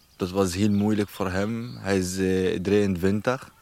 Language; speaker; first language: Dutch; non-native, learner; Arabic